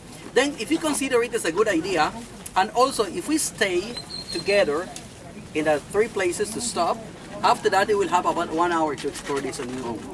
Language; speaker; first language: English; non-native, fluent; Spanish